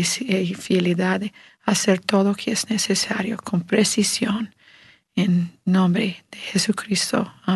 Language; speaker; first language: Spanish; non-native, learner; English